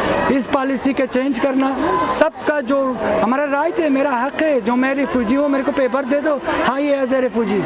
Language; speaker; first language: Hindi; non-native, fluent; Persian